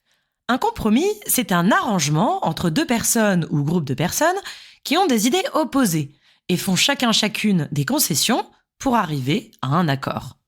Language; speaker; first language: French; native; French